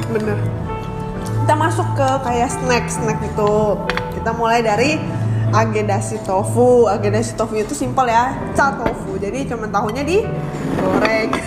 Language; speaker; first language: Indonesian; native; Indonesian